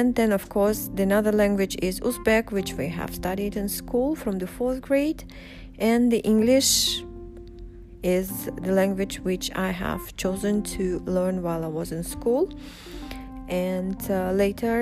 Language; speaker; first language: English; non-native, fluent; Russian